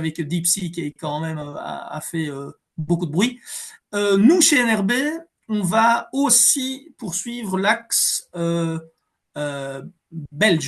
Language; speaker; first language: French; native; French